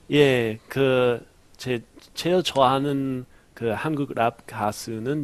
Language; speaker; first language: Korean; non-native, learner; English